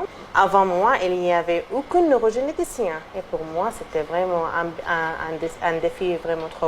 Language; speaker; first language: French; non-native, fluent; Arabic